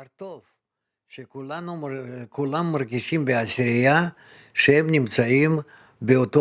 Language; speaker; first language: Hebrew; non-native, fluent; Russian